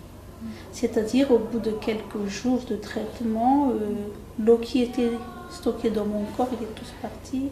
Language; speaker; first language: French; non-native, local second language; Malagasy